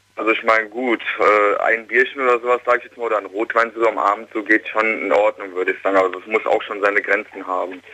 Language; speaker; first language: German; native; German